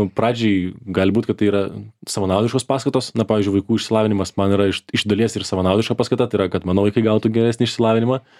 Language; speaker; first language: Lithuanian; native; Lithuanian